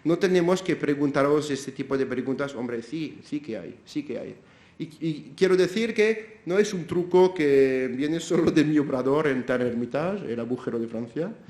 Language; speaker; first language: Spanish; non-native, fluent; French